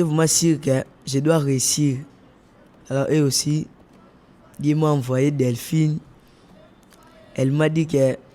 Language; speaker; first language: French; non-native, local second language; Lingala